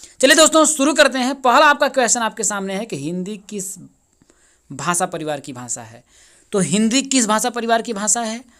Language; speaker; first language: Hindi; native; Hindi